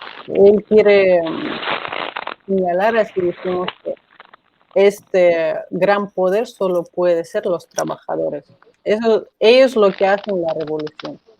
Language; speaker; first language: Spanish; non-native, fluent; Russian